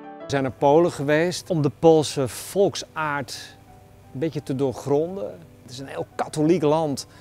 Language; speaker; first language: Dutch; native; Dutch